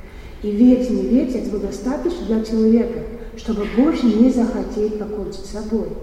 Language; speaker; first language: Russian; non-native, fluent; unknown